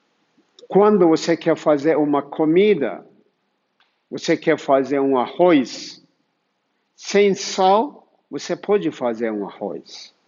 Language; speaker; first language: Portuguese; non-native, fluent; Turkish